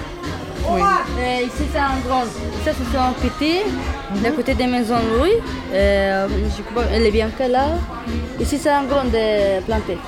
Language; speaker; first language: French; non-native, learner; Romanian